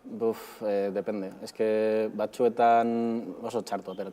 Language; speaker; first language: Basque; non-native, local second language; Spanish